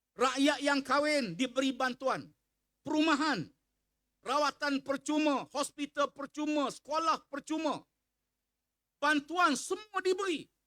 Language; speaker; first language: Malay; native; Malay